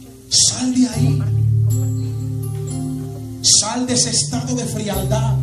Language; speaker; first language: Spanish; native; Spanish